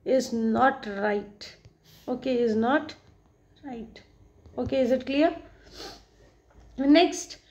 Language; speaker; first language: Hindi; non-native, local second language; Marathi